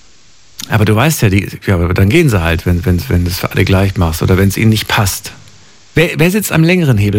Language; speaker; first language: German; native; German